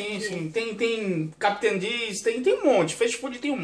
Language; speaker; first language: Portuguese; native; Portuguese